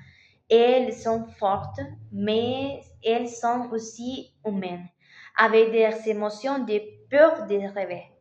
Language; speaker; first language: French; non-native, learner; Spanish